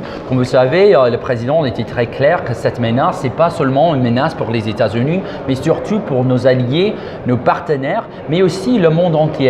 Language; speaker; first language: French; non-native, fluent; English